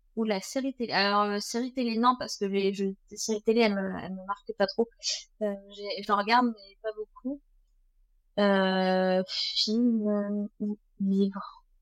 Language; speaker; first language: French; native; French